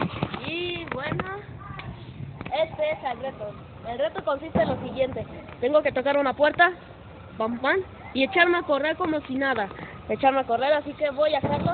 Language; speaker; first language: Spanish; native; Spanish